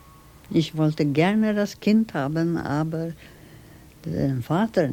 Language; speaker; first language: German; non-native, fluent; Swedish